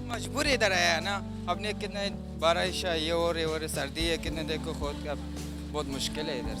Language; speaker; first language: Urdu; non-native, local second language; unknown